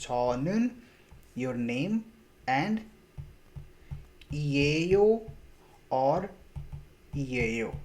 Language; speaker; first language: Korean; non-native, fluent; Hindi